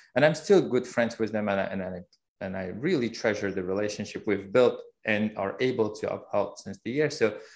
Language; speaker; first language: English; non-native, fluent; Uzbek